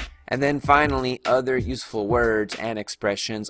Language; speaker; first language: English; native; English